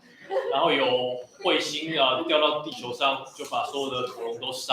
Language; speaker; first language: Chinese; native; Chinese